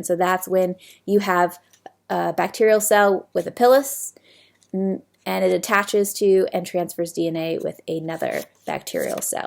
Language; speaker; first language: English; native; English